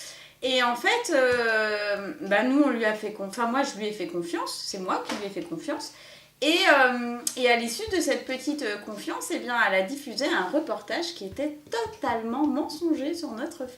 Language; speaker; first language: French; native; French